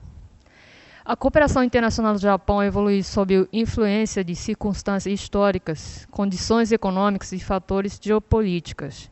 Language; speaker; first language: Portuguese; non-native, fluent; Japanese